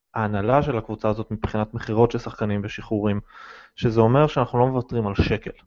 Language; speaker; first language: Hebrew; native; Hebrew